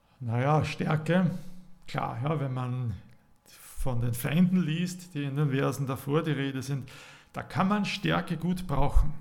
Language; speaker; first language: German; native; German